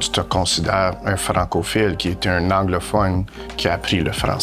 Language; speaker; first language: French; native; French